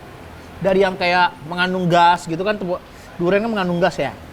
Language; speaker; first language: Indonesian; native; Indonesian